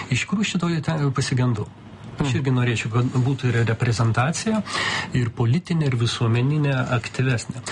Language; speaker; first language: Lithuanian; non-native, local second language; Russian